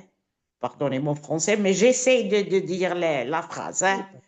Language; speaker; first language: French; non-native, fluent; Italian